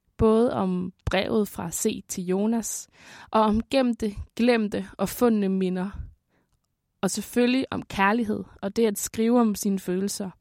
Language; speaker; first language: Danish; native; Danish